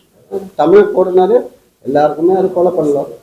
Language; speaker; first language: Tamil; non-native, local second language; Malayalam